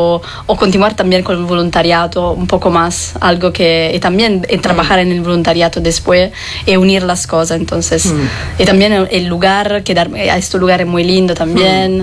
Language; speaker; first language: Spanish; non-native, fluent; Italian